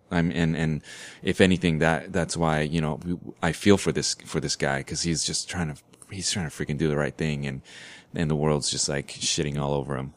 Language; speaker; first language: English; early bilingual, other home language; Vietnamese